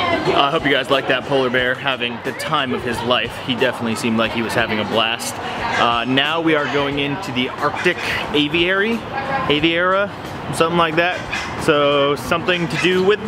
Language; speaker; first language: English; native; English